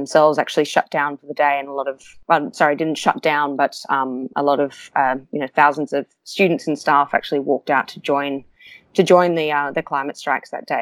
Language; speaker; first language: English; native; English